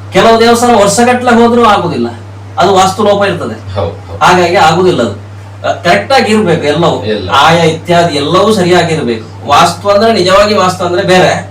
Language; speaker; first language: Kannada; native; Kannada